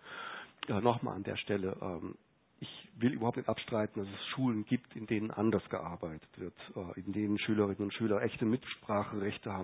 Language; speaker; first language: German; native; German